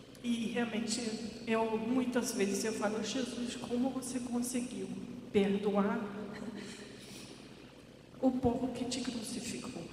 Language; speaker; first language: Portuguese; non-native, fluent; German